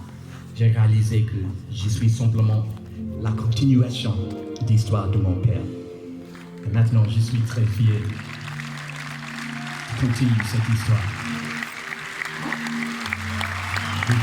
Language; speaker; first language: French; non-native, learner; English